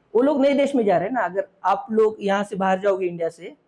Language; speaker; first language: Hindi; non-native, local second language; Marathi